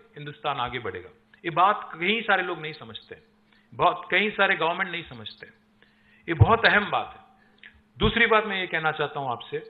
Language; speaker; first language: Hindi; non-native, local second language; Telugu